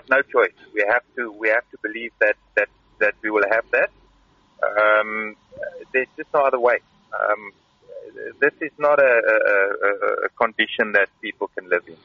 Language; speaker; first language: English; non-native, local second language; Afrikaans